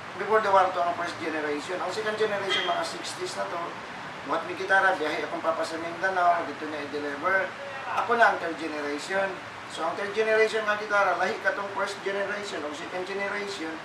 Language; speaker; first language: Cebuano; native; Cebuano